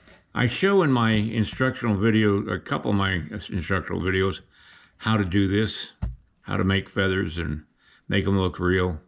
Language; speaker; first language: English; native; English